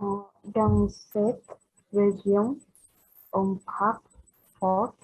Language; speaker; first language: French; non-native, learner; Vietnamese